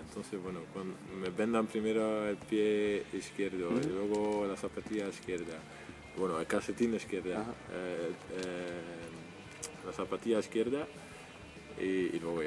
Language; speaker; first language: Spanish; non-native, fluent; Dutch